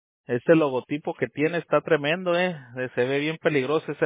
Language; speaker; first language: Spanish; native; Spanish